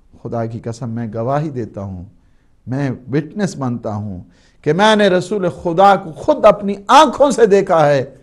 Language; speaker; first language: Urdu; native; Urdu